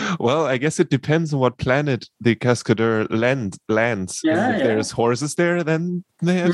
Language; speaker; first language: English; non-native, fluent; German